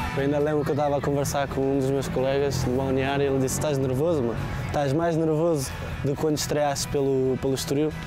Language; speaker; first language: Portuguese; native; Portuguese